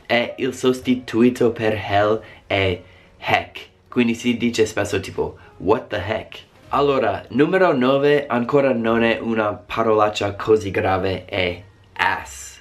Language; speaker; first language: Italian; non-native, fluent; English